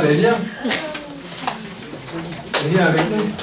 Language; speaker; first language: French; native; French